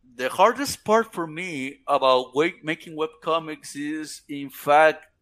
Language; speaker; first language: English; non-native, fluent; Spanish